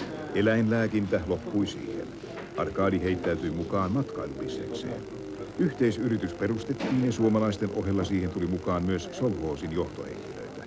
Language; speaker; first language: Finnish; native; Finnish